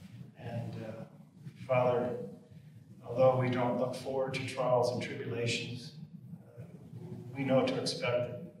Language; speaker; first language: English; native; English